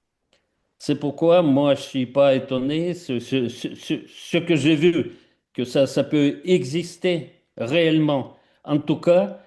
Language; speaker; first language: French; non-native, fluent; Russian